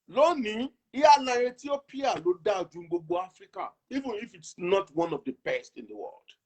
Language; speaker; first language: English; non-native, local second language; Yoruba